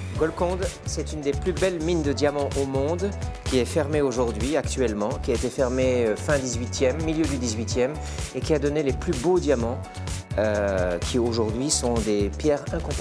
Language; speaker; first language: French; native; French